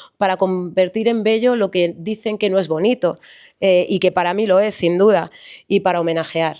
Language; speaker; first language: Spanish; native; Spanish